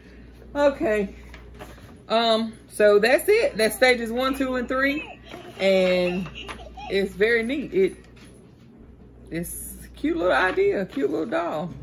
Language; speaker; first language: English; native; English